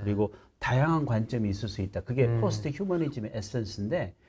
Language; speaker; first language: Korean; native; Korean